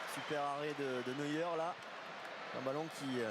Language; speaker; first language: French; native; French